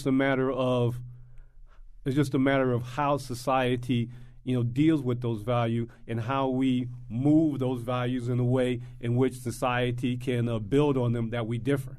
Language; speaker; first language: English; native; English